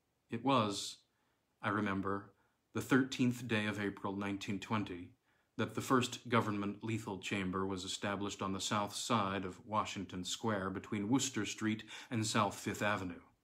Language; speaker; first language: English; native; English